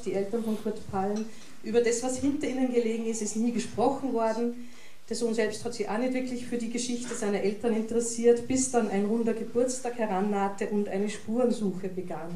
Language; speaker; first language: German; native; German